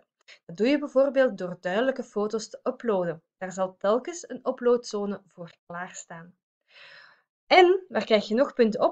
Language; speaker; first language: Dutch; native; Dutch